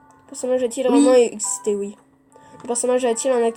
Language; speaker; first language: French; native; French